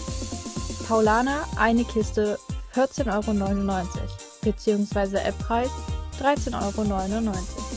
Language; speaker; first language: German; native; German